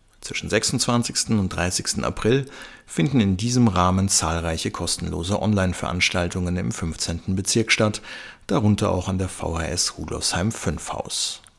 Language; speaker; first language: German; native; German